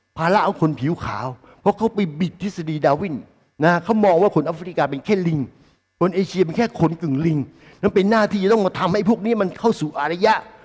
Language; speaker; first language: Thai; native; Thai